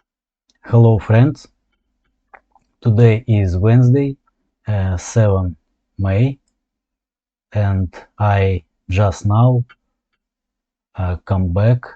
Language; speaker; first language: English; non-native, learner; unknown